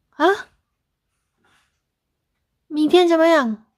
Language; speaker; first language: Chinese; non-native, learner; Javanese